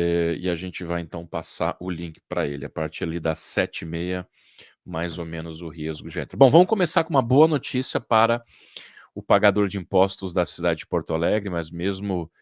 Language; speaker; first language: Portuguese; native; Portuguese